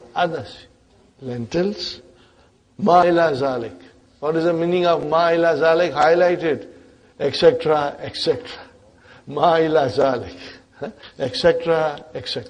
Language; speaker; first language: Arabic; non-native, fluent; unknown